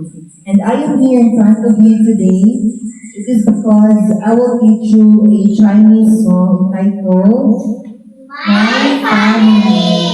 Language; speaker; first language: English; non-native, learner; Cebuano